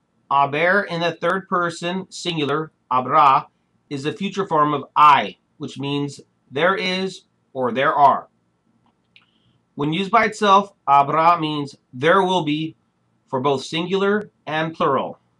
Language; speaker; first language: English; native; English